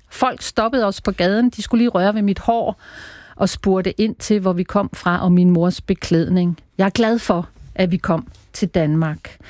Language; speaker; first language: Danish; native; Danish